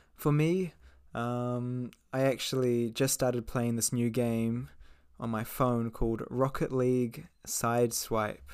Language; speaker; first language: English; native; English